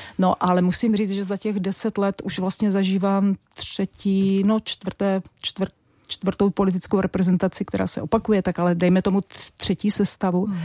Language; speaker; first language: Czech; native; Czech